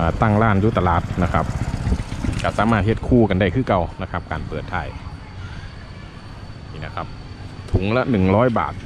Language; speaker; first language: Thai; non-native, local second language; Lao